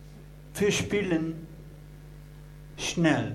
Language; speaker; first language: German; non-native, learner; English